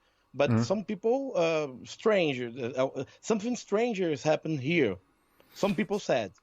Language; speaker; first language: English; non-native, learner; Portuguese